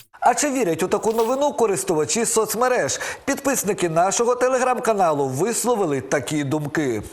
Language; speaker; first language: Ukrainian; native; Ukrainian